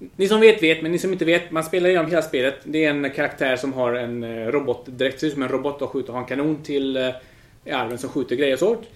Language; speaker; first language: Swedish; early bilingual, other home language; Spanish